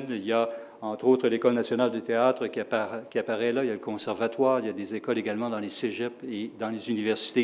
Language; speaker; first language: French; native; French